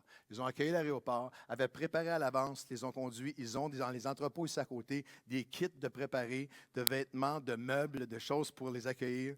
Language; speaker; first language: French; native; French